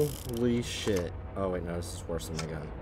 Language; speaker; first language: English; native; English